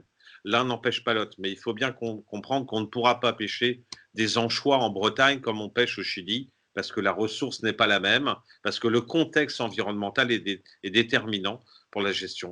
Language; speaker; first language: French; native; French